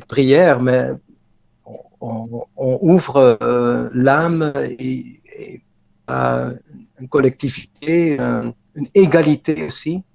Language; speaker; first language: French; non-native, fluent; Dutch